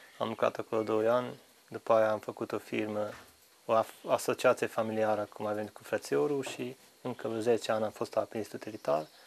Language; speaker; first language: Romanian; non-native, local second language; Hungarian